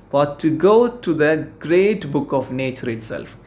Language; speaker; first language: English; non-native, local second language; Malayalam